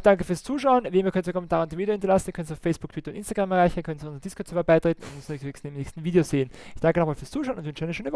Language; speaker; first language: German; native; German